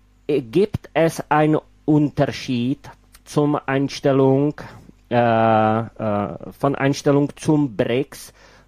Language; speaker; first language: German; non-native, fluent; Czech